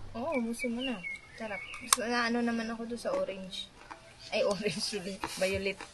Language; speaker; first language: Filipino; non-native, local second language; Hiligaynon